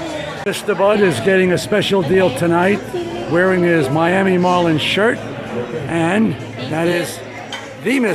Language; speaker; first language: English; native; English